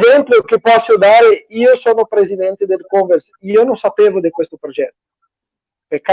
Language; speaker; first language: Italian; non-native, fluent; Portuguese